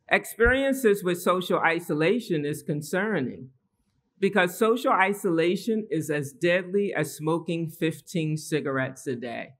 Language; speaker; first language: English; native; English